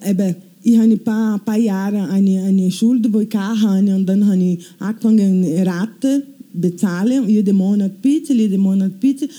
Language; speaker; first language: German; non-native, learner; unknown